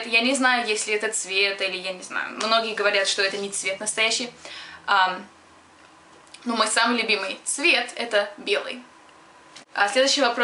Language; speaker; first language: Russian; early bilingual, other home language; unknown